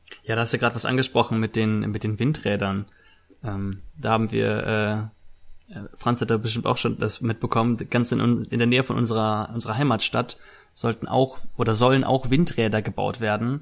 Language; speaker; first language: German; native; German